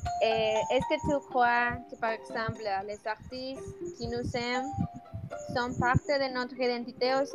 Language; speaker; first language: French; non-native, learner; Spanish